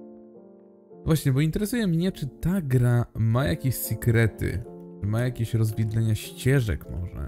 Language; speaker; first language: Polish; native; Polish